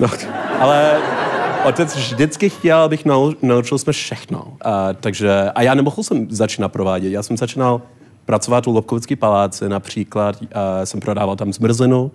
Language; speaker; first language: Czech; non-native, learner; English